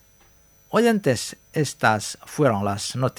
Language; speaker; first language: Spanish; non-native, fluent; Indonesian